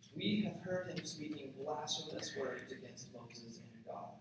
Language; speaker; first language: English; native; English